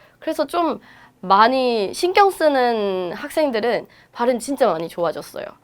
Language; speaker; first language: Korean; non-native, fluent; Burmese